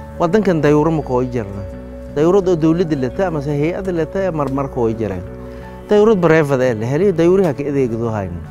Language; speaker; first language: Somali; native; Somali